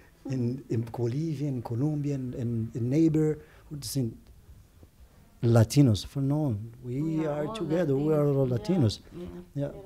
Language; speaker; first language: English; non-native, learner; Portuguese